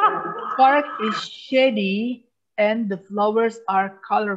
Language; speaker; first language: English; non-native, fluent; Indonesian